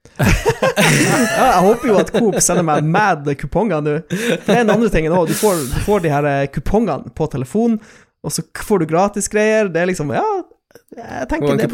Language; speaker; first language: Norwegian; native; Norwegian